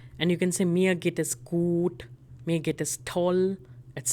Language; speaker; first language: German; non-native, fluent; Hindi